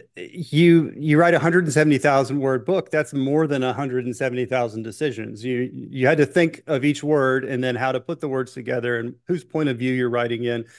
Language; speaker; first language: English; native; English